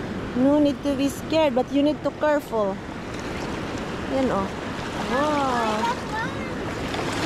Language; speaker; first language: English; non-native, local second language; Filipino